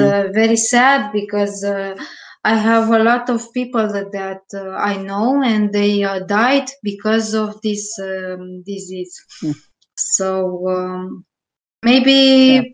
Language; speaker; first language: English; non-native, learner; Romanian